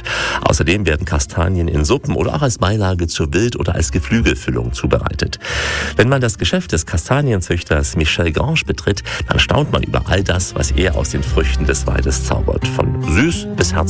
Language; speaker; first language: German; native; German